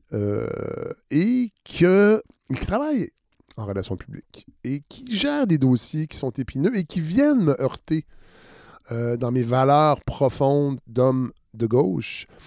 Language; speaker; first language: French; native; French